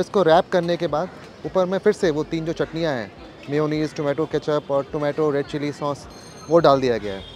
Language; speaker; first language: Hindi; native; Hindi